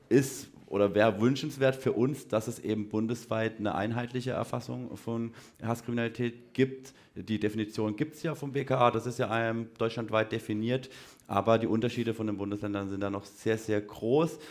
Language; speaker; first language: German; native; German